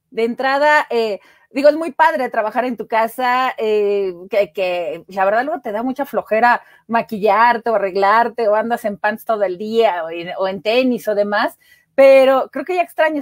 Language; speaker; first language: Spanish; native; Spanish